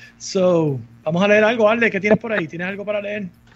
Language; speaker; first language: Spanish; native; Spanish